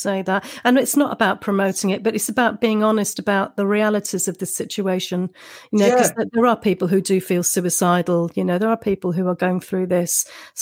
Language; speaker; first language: English; native; English